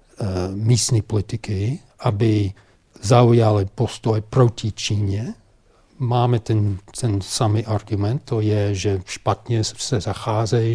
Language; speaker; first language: Czech; non-native, fluent; English